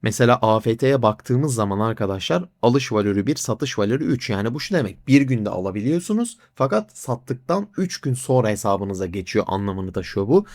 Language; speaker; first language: Turkish; native; Turkish